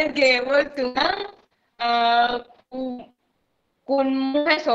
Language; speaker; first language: Korean; non-native, learner; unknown